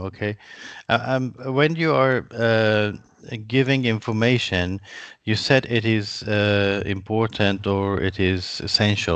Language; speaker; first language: English; non-native, fluent; Persian